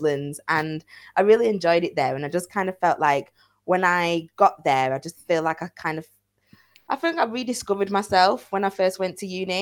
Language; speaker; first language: English; native; English